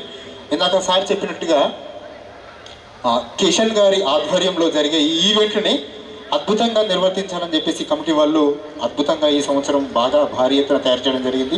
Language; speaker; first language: Telugu; native; Telugu